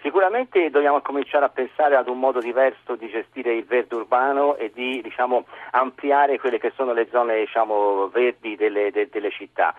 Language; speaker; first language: Italian; native; Italian